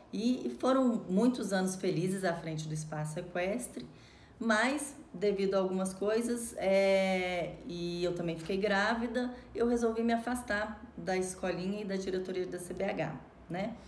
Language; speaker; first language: Portuguese; native; Portuguese